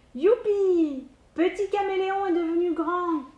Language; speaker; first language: French; native; French